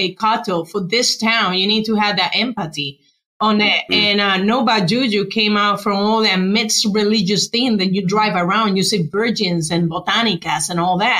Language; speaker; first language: English; non-native, fluent; Spanish